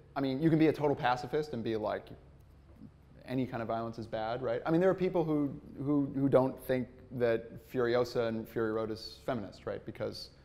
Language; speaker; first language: English; native; English